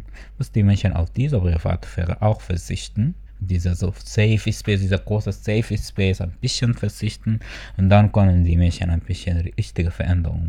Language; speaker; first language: German; non-native, fluent; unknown